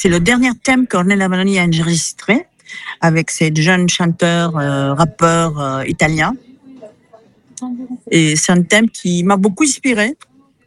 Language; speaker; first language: French; non-native, fluent; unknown